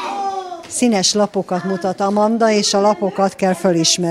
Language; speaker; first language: Hungarian; native; Hungarian